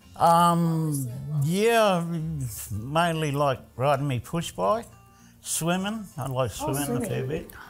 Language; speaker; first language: English; early bilingual, other home language; Italian